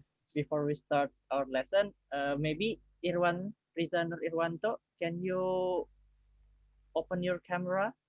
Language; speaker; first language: English; non-native, learner; Indonesian